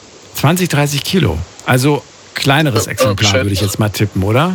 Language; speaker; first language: German; native; German